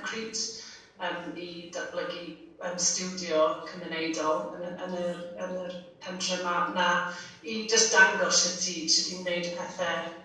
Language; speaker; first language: Welsh; non-native, fluent; English